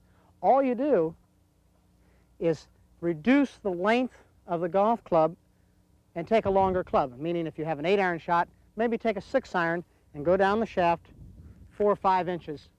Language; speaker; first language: English; native; English